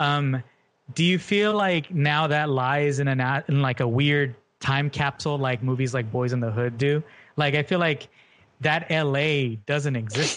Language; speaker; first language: English; native; English